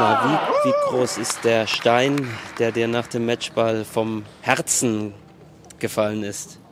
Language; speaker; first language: German; native; German